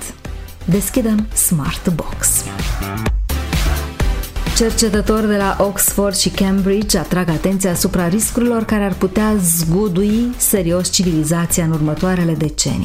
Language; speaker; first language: Romanian; native; Romanian